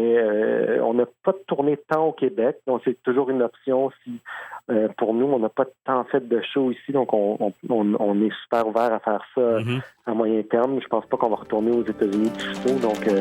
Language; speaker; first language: French; native; French